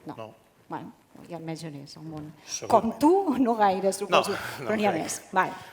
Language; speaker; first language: Catalan; native; Catalan